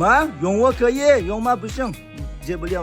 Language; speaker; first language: Chinese; non-native, local second language; Uyghur